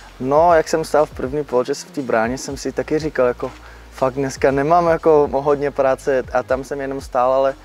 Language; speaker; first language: Czech; non-native, fluent; Dutch